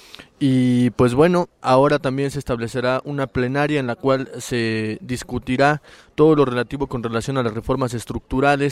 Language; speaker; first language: Spanish; native; Spanish